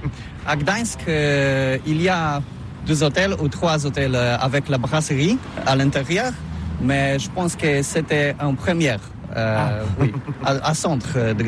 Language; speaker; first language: French; non-native, learner; Polish